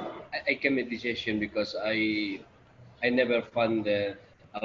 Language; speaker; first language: English; non-native, learner; Indonesian